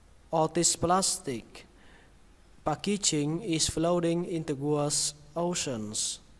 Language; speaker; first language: English; non-native, fluent; Vietnamese